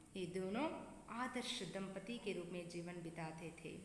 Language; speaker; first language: Hindi; non-native, local second language; Kannada